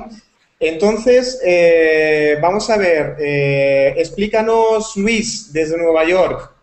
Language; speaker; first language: Spanish; native; Spanish